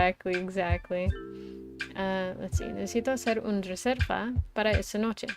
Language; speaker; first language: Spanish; non-native, learner; English